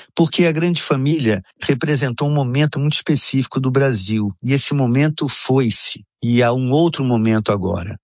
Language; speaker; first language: Portuguese; native; Portuguese